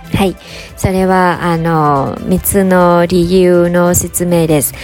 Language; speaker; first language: Japanese; non-native, fluent; Vietnamese